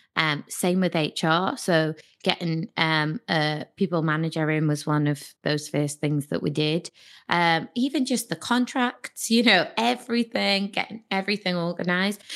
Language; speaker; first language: English; native; English